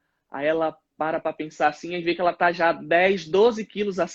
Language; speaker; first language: Portuguese; native; Portuguese